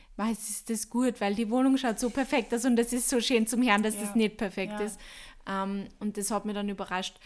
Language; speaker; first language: German; native; German